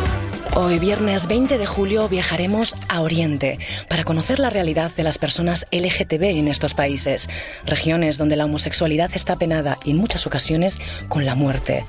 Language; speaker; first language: Spanish; native; Spanish